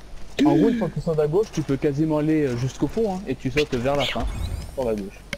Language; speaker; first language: French; native; French